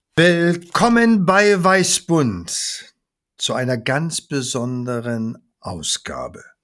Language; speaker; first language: German; early bilingual, other home language; Arabic